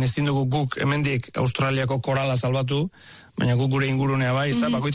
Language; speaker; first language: Basque; native; Basque